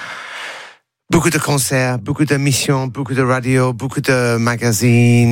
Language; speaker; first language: French; non-native, learner; English